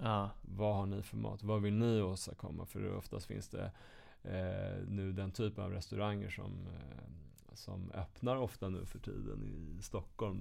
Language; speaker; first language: Swedish; native; Swedish